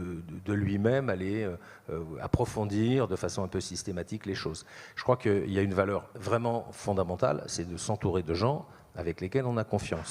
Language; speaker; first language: French; native; French